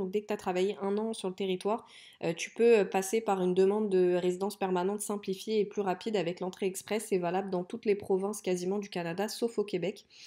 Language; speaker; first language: French; native; French